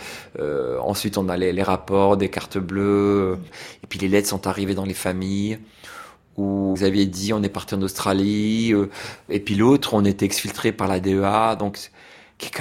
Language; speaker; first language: French; native; French